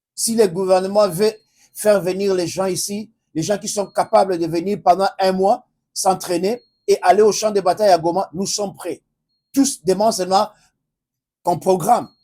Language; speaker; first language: French; non-native, local second language; Lingala